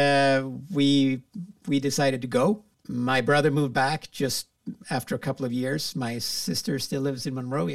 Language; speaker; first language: English; non-native, fluent; Swedish